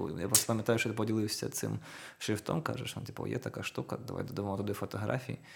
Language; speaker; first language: Ukrainian; non-native, local second language; Russian